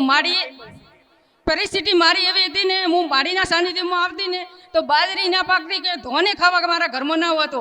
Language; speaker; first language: Gujarati; native; Gujarati